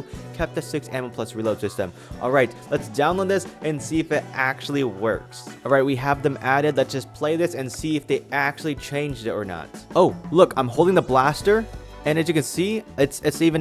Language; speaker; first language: English; native; English